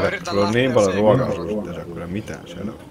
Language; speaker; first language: Finnish; native; Finnish